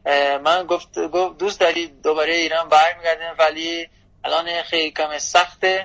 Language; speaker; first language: Persian; non-native, learner; Portuguese